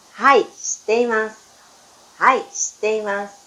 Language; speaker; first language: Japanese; non-native, fluent; Chinese